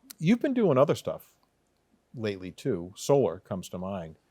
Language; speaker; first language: English; native; English